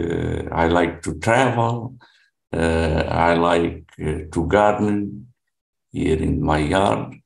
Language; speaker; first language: English; non-native, learner; Portuguese